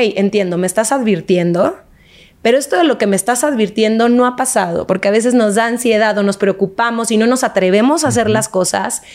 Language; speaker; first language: Spanish; native; Spanish